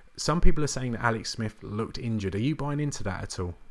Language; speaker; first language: English; native; English